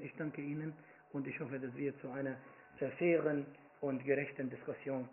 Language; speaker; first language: German; non-native, fluent; Arabic